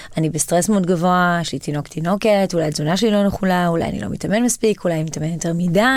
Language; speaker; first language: Hebrew; native; Hebrew